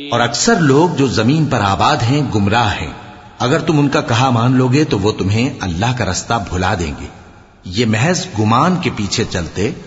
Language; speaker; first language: Urdu; native; Urdu